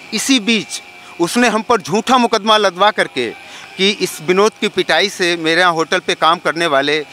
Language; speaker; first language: Hindi; native; Hindi